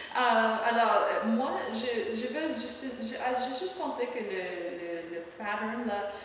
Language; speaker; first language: French; non-native, learner; English